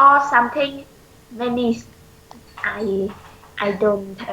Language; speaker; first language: English; non-native, learner; Vietnamese